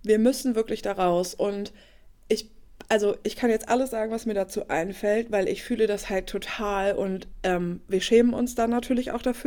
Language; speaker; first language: German; native; German